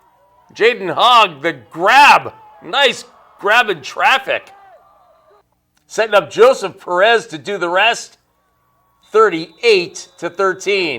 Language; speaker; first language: English; native; English